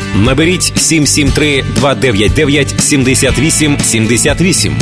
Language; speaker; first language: Ukrainian; native; Ukrainian